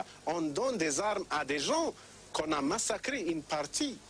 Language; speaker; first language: French; non-native, local second language; Arabic